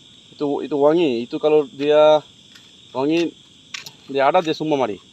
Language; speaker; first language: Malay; non-native, learner; Bangla